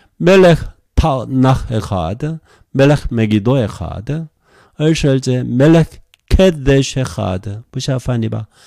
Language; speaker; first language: Chinese; non-native, fluent; Korean